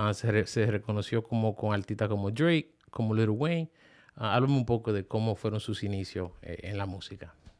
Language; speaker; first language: Spanish; early bilingual, heritage; Spanish